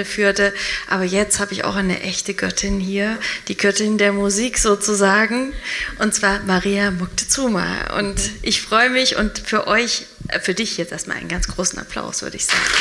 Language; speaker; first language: German; native; German